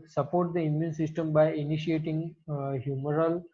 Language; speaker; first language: English; non-native, local second language; Gujarati